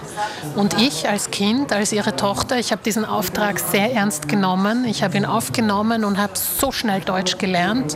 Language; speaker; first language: German; early bilingual, other home language; Slovak